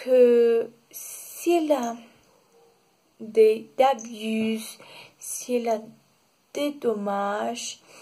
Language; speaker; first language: French; non-native, learner; Spanish